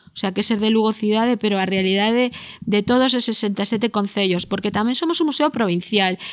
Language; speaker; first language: Galician; native; Galician